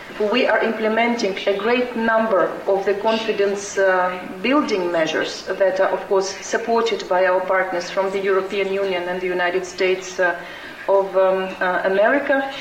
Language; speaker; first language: English; non-native, fluent; Romanian